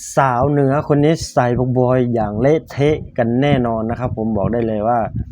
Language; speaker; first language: Thai; native; Thai